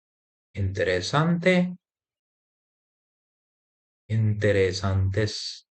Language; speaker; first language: Spanish; non-native, fluent; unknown